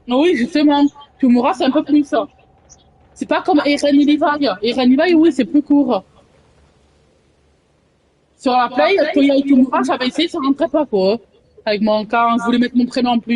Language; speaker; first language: French; native; French